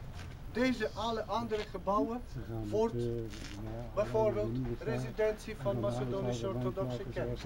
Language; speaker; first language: Dutch; non-native, fluent; Macedonian